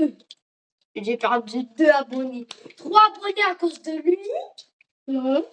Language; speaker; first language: French; native; French